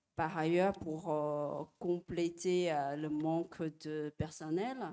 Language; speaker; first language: French; non-native, fluent; Chinese